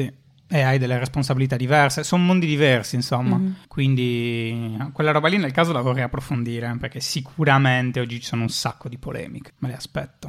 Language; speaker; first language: Italian; native; Italian